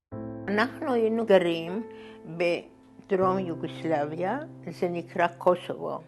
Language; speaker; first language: Hebrew; non-native, fluent; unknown